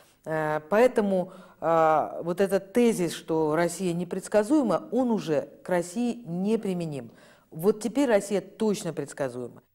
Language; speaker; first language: Russian; native; Russian